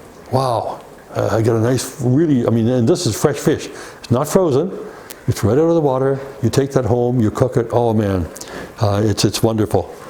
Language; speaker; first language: English; native; English